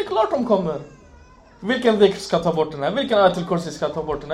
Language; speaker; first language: Swedish; non-native, fluent; Arabic